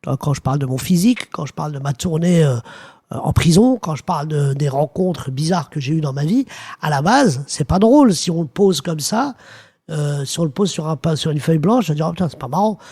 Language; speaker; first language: French; early bilingual, other home language; Arabic